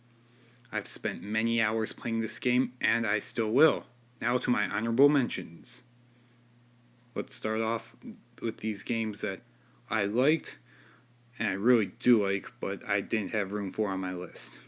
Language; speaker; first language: English; native; English